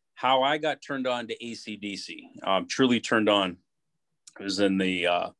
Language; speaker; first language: English; native; English